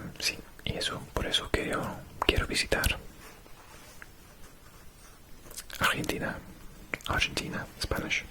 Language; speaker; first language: Spanish; non-native, fluent; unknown